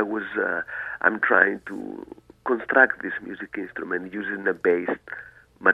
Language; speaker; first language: English; non-native, fluent; Greek